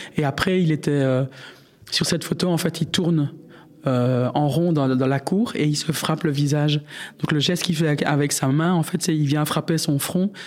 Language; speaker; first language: French; native; French